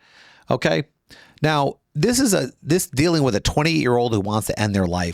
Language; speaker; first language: English; native; English